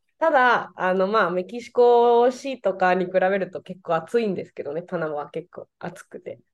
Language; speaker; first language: Japanese; non-native, fluent; Spanish